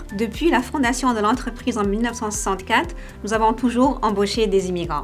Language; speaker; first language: French; native; French